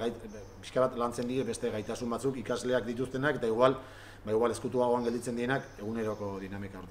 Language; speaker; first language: Basque; native; Basque